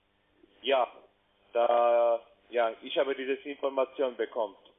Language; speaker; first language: German; non-native, learner; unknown